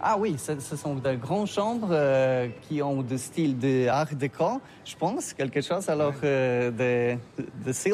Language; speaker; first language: French; non-native, learner; Polish